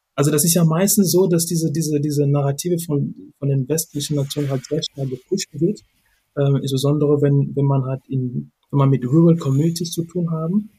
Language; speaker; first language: German; non-native, fluent; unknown